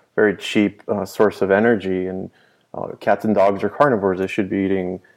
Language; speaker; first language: English; early bilingual, other home language; Spanish